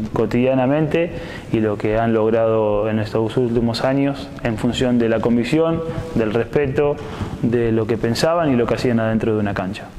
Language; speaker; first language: Spanish; native; Spanish